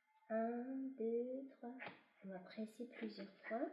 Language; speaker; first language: French; non-native, fluent; Chinese